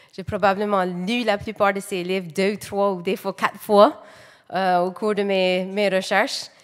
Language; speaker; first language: French; native; French